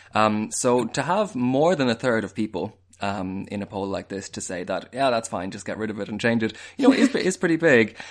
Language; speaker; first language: English; native; English